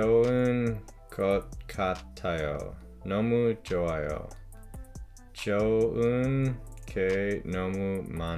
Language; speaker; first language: Korean; non-native, learner; English